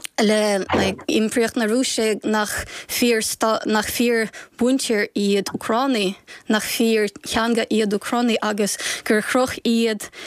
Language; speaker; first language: Irish; non-native, fluent; Ukrainian